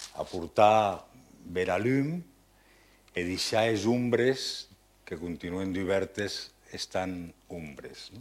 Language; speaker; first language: Catalan; non-native, local second language; Occitan